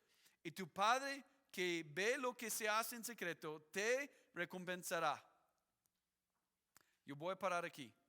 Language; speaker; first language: Spanish; non-native, fluent; English